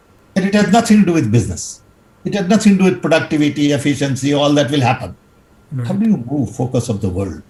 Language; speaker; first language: English; non-native, local second language; Gujarati